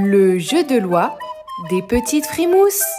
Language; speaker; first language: French; native; French